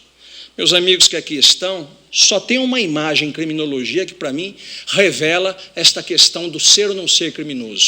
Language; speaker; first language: Portuguese; native; Portuguese